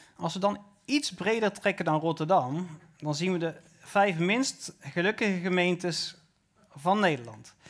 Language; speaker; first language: Dutch; native; Dutch